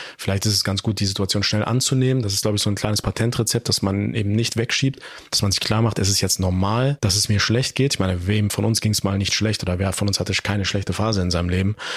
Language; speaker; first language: German; early bilingual, other home language; Turkish